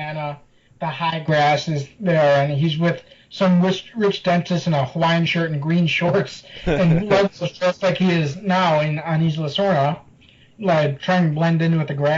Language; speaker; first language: English; native; English